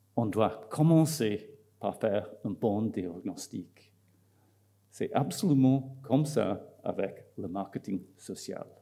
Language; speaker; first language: French; non-native, fluent; English